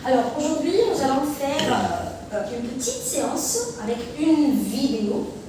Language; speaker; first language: French; non-native, fluent; Arabic